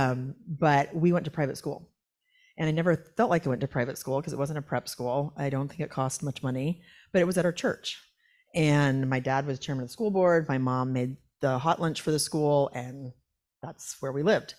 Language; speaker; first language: English; native; English